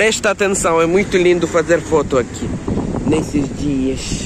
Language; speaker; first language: Portuguese; non-native, learner; Ukrainian